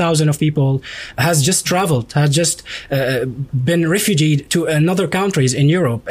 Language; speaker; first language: English; non-native, fluent; Arabic